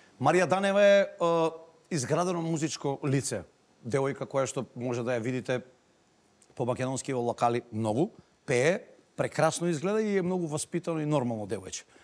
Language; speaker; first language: Macedonian; native; Macedonian